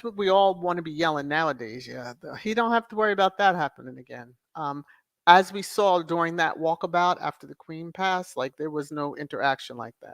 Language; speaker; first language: English; native; English